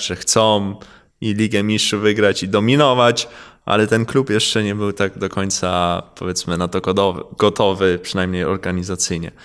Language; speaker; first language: Polish; early bilingual, heritage; Polish